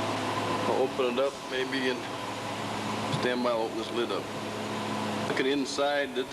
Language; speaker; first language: English; native; English